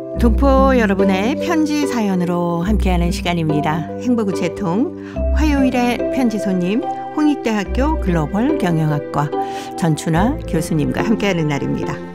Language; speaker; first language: Korean; native; Korean